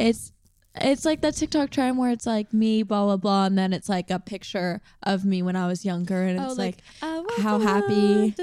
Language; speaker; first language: English; native; English